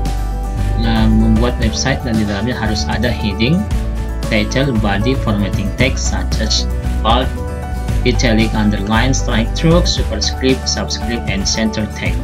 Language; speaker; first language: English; non-native, learner; Indonesian